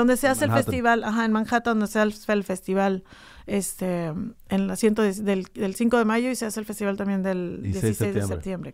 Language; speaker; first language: Spanish; native; Spanish